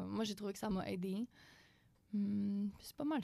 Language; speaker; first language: French; native; French